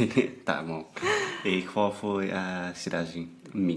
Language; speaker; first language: Portuguese; non-native, fluent; English